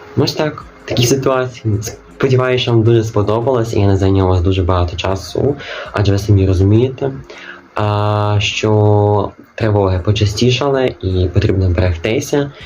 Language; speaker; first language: Ukrainian; non-native, local second language; Russian